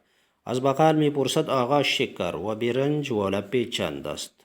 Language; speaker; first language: Persian; non-native, fluent; Urdu